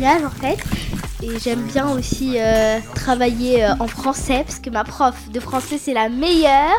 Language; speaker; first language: French; early bilingual, other home language; Arabic